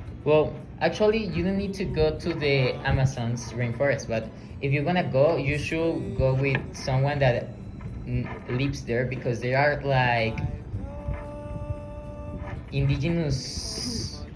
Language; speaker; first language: English; non-native, learner; Spanish